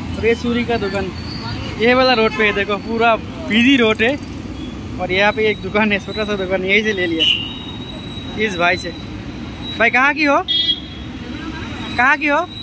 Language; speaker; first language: Hindi; non-native, local second language; Bangla